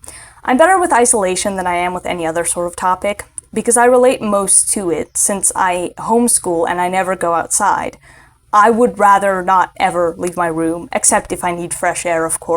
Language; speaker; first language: English; native; English